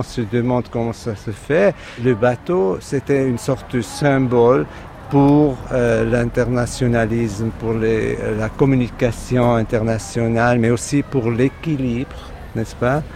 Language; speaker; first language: French; non-native, fluent; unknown